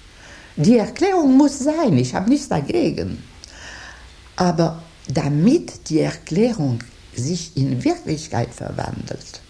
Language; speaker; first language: German; non-native, fluent; French